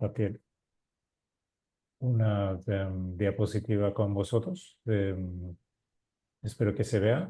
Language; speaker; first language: Spanish; non-native, fluent; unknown